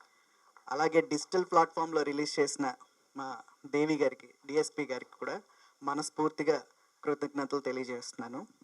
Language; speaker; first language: Telugu; native; Telugu